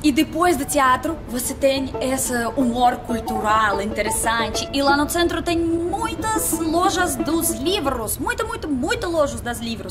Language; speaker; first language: Portuguese; non-native, learner; Russian